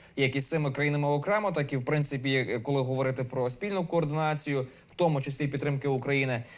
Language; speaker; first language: Ukrainian; native; Ukrainian